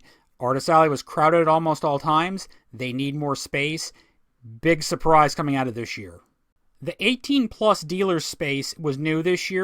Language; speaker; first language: English; native; English